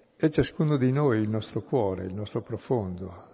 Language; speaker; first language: Italian; non-native, local second language; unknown